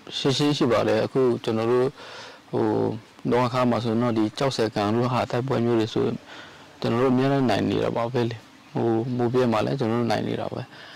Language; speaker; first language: Burmese; non-native, local second language; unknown